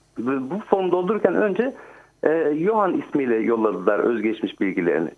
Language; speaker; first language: Turkish; native; Turkish